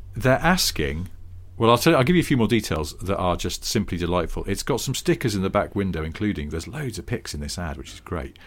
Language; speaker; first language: English; native; English